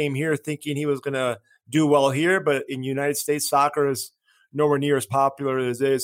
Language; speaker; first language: English; early bilingual, other home language; Greek